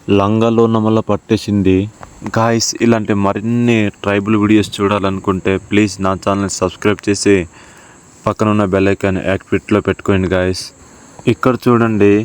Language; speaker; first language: Telugu; non-native, local second language; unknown